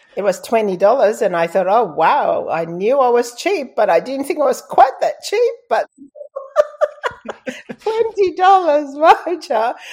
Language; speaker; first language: English; non-native, fluent; Tongan